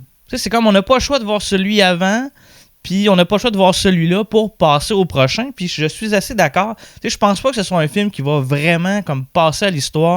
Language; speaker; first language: French; native; French